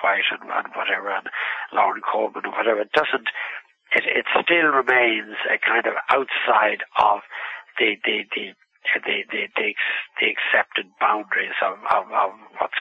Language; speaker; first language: English; native; English